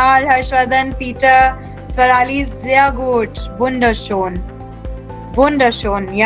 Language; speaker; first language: German; non-native, fluent; Hindi